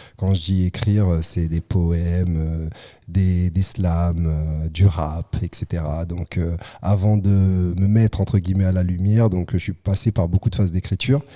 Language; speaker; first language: French; early bilingual, other home language; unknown